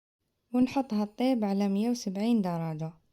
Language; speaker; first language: Arabic; native; Arabic